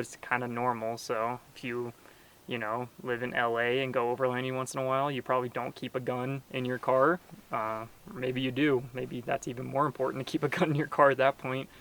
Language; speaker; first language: English; native; English